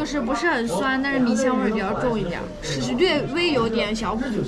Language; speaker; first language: Chinese; native; Chinese